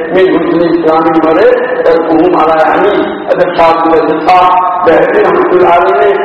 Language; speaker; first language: Urdu; native; Urdu